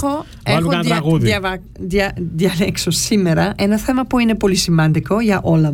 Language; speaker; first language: Greek; non-native, learner; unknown